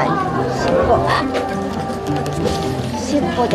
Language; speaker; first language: Japanese; non-native, learner; Korean